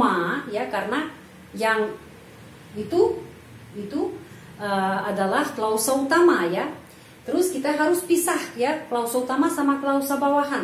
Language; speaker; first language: Indonesian; non-native, fluent; Russian